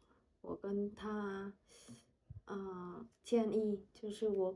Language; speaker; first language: Chinese; non-native, learner; Vietnamese